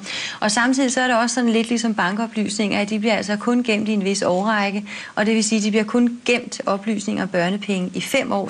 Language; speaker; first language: Danish; native; Danish